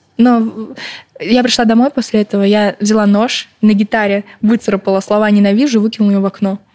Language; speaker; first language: Russian; early bilingual, other home language; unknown